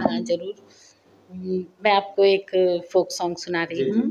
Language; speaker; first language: Hindi; native; Hindi